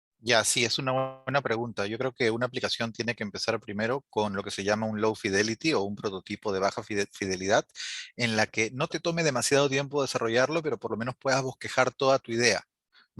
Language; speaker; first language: Spanish; native; Spanish